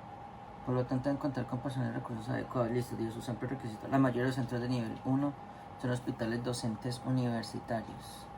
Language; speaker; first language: Spanish; native; Spanish